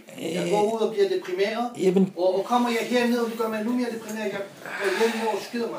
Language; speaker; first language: Danish; non-native, fluent; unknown